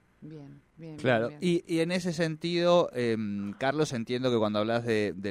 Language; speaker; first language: Spanish; native; Spanish